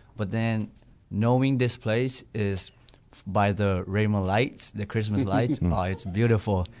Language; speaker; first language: English; non-native, fluent; Burmese